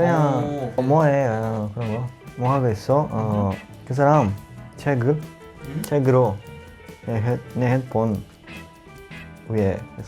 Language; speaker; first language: Korean; non-native, learner; Italian